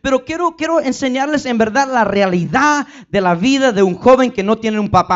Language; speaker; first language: Spanish; early bilingual, heritage; Spanish